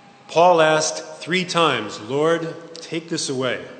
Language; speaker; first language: English; native; English